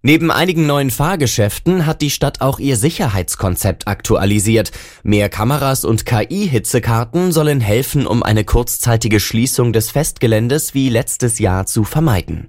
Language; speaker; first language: German; native; German